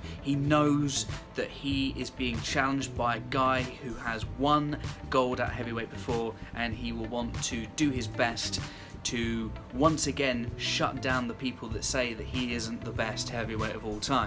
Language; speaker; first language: English; native; English